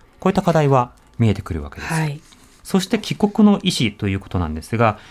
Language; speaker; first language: Japanese; native; Japanese